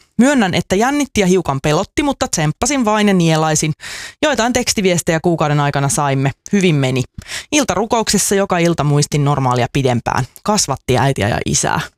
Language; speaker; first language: Finnish; native; Finnish